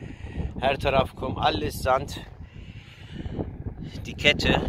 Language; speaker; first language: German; early bilingual, other home language; Turkish